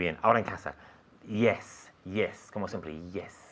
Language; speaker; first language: Spanish; non-native, fluent; English